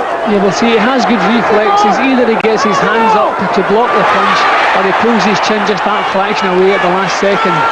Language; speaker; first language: English; native; English